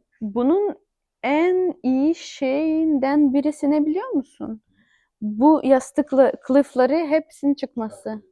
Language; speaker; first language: Turkish; non-native, fluent; Ukrainian